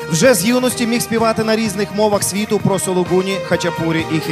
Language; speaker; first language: Ukrainian; native; Ukrainian